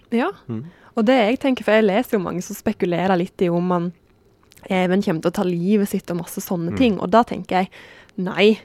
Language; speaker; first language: Norwegian; native; Norwegian